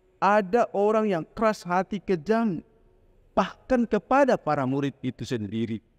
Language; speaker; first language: Indonesian; non-native, local second language; Batak Toba